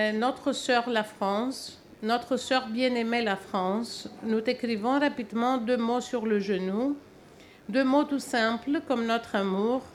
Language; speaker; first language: French; non-native, fluent; Greek